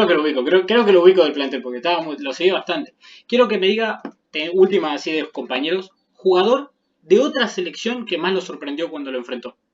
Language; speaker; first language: Spanish; native; Spanish